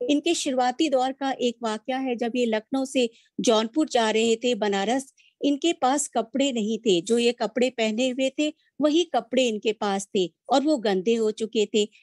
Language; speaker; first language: Hindi; native; Hindi